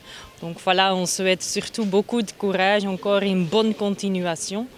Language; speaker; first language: French; non-native, local second language; Dutch